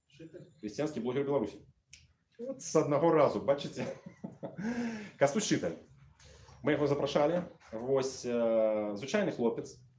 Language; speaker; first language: Belarusian; non-native, local second language; Russian